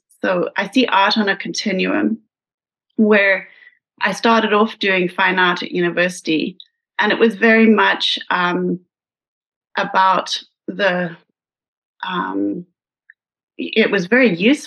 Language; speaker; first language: English; native; English